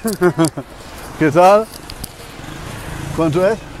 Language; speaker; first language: Spanish; non-native, learner; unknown